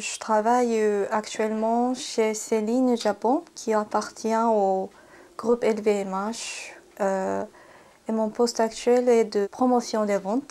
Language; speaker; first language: French; non-native, fluent; Japanese